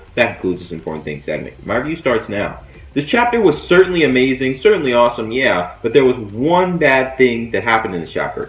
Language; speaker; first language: English; native; English